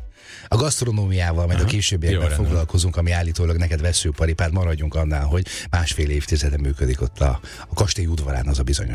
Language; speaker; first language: Hungarian; native; Hungarian